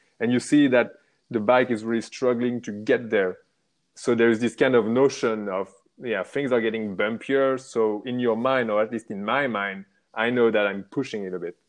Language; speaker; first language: English; non-native, fluent; French